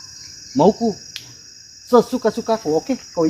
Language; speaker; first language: Indonesian; native; Indonesian